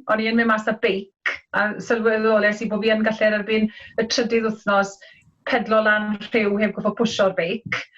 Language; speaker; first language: Welsh; native; Welsh